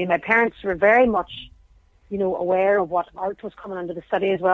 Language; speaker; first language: English; native; English